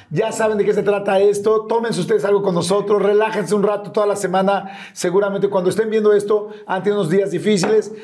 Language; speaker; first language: Spanish; native; Spanish